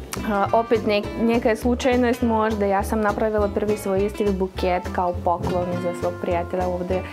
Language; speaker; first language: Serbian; non-native, fluent; Russian